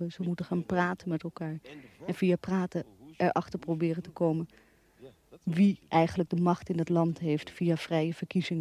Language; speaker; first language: Dutch; native; Dutch